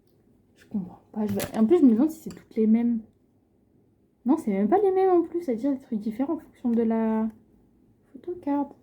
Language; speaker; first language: French; native; French